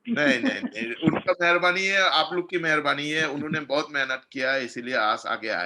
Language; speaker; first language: Hindi; non-native, local second language; Manipuri